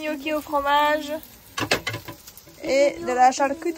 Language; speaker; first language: French; native; French